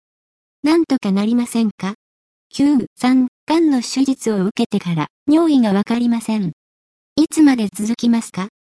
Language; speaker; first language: Japanese; native; Japanese